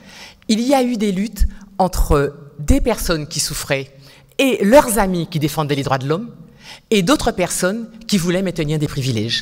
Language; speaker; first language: French; native; French